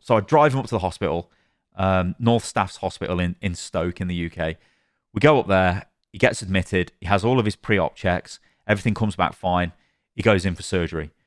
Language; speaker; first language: English; native; English